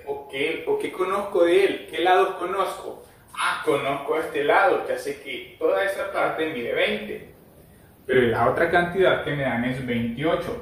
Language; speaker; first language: Spanish; native; Spanish